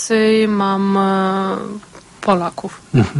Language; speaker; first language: Polish; non-native, fluent; Ukrainian